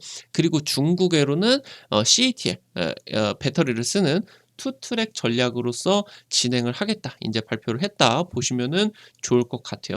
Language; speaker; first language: Korean; native; Korean